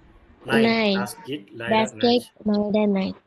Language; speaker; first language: German; non-native, learner; Tamil